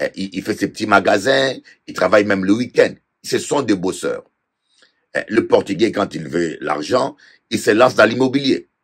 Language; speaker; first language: French; non-native, local second language; Lingala